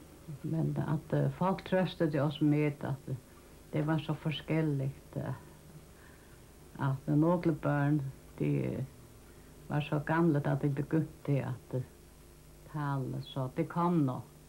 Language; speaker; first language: Danish; non-native, local second language; Faroese